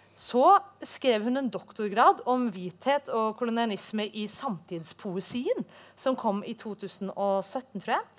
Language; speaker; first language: Norwegian; native; Norwegian